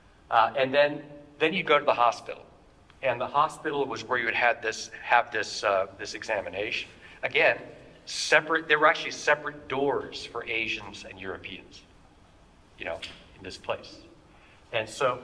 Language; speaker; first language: English; native; English